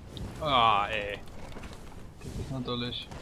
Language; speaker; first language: German; native; German